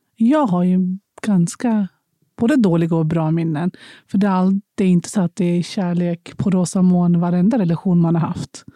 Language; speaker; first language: Swedish; early bilingual, other home language; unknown